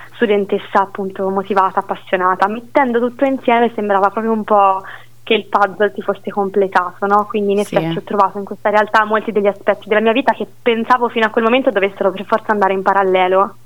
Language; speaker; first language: Italian; native; Italian